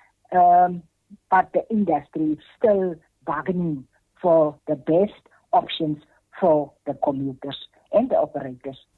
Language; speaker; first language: English; non-native, local second language; Afrikaans